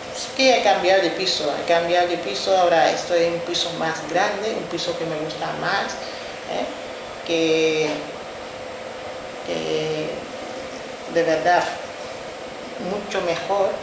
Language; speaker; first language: Spanish; non-native, fluent; Wolof